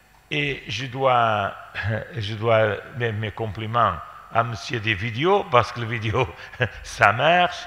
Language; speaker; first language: French; non-native, fluent; Portuguese